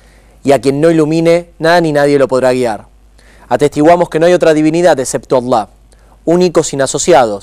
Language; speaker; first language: Spanish; native; Spanish